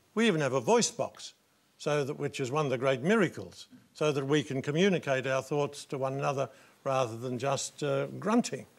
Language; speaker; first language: English; native; English